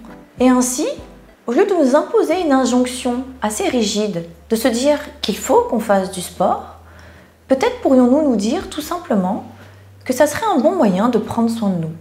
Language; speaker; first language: French; native; French